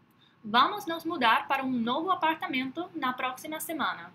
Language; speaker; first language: Portuguese; non-native, fluent; English